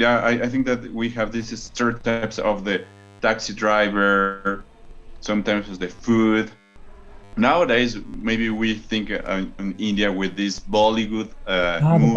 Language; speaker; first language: English; non-native, learner; Spanish